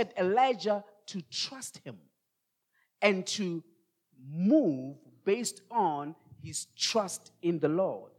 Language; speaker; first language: English; non-native, local second language; Tswana